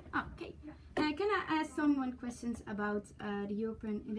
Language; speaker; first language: English; non-native, learner; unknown